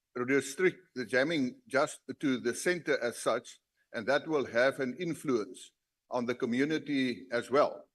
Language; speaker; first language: English; non-native, local second language; Afrikaans